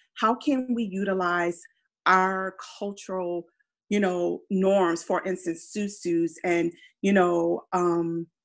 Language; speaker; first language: English; non-native, fluent; Spanish